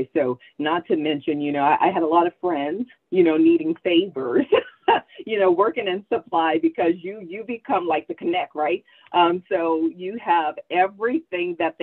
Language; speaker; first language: English; native; English